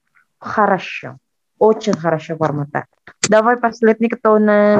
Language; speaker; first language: Russian; non-native, fluent; Indonesian